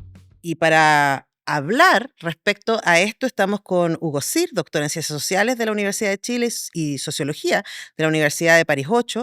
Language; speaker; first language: Spanish; native; Spanish